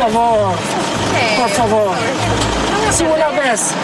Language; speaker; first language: Spanish; non-native, learner; French